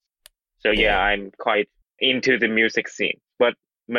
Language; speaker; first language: English; non-native, local second language; Cantonese